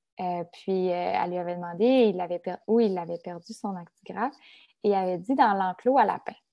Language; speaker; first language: French; native; French